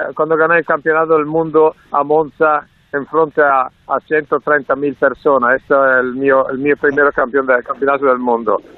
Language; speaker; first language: Spanish; non-native, learner; Italian